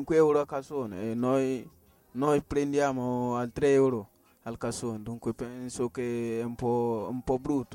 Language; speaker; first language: Italian; non-native, learner; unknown